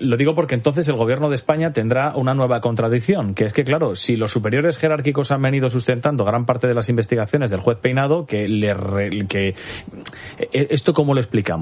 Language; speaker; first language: Spanish; native; Spanish